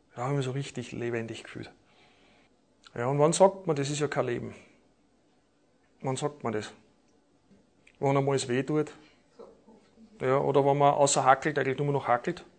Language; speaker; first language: German; native; German